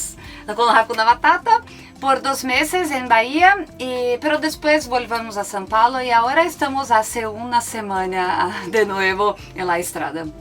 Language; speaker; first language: Spanish; non-native, learner; Portuguese